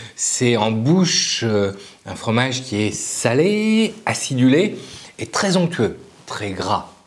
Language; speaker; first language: French; native; French